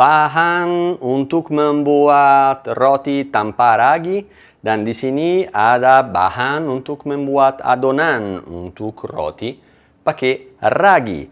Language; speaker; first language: Indonesian; non-native, learner; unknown